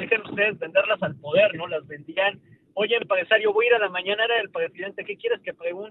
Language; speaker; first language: Spanish; native; Spanish